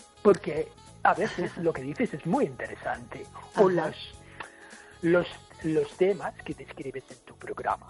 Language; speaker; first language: Spanish; non-native, fluent; English